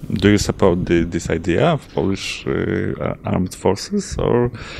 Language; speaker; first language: English; non-native, fluent; Polish